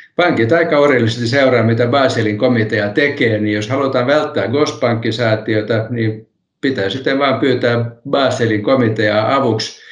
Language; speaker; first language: Finnish; non-native, local second language; Swedish